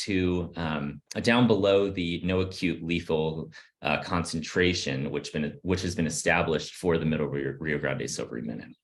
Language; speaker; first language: English; native; English